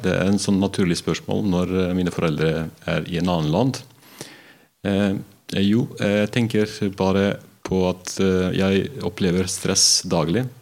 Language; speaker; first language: Norwegian; non-native, fluent; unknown